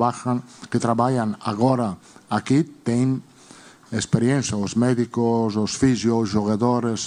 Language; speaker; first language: Portuguese; non-native, learner; Spanish